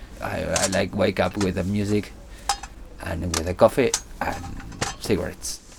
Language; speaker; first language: English; non-native, learner; Spanish